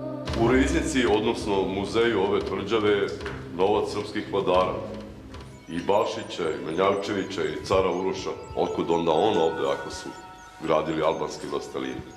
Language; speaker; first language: Bosnian; native; Bosnian